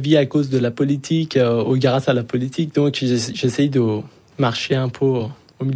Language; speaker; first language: French; non-native, fluent; Persian